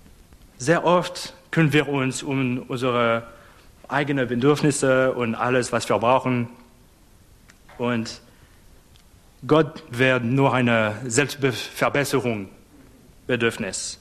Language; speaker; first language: German; non-native, fluent; English